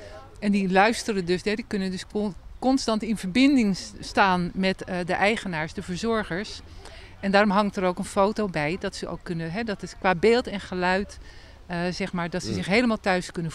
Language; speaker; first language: Dutch; native; Dutch